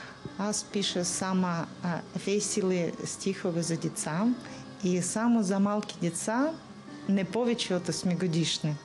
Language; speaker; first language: Bulgarian; non-native, learner; Russian